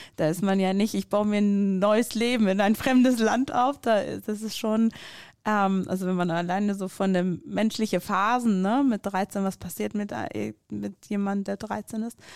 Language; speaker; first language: German; non-native, fluent; Persian